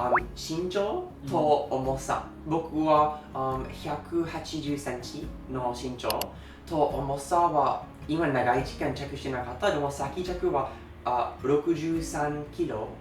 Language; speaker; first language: Japanese; non-native, learner; English